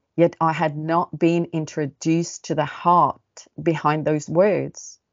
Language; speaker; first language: English; early bilingual, other home language; Estonian